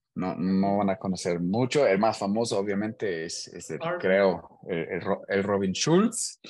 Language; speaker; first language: Spanish; non-native, learner; German